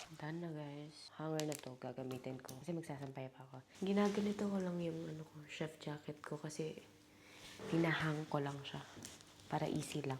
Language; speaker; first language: Filipino; non-native, local second language; Cebuano